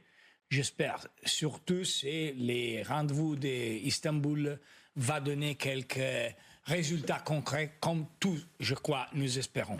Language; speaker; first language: French; non-native, fluent; Italian